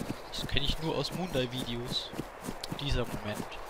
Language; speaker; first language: German; native; German